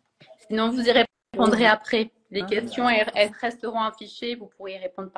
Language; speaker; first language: French; native; French